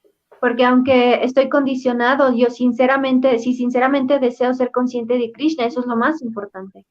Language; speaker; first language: Spanish; native; Spanish